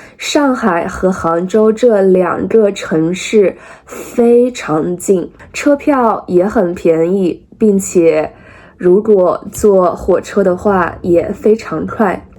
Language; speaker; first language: Chinese; native; Chinese